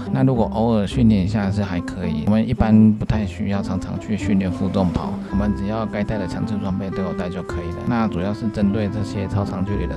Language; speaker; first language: Chinese; native; Chinese